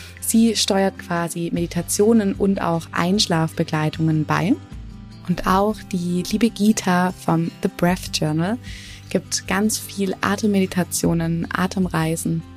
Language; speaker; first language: German; native; German